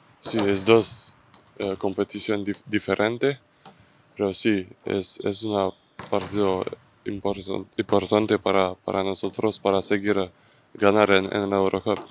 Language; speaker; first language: Spanish; non-native, learner; French